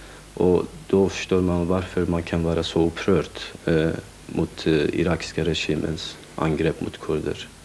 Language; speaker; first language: Swedish; non-native, fluent; Kurdish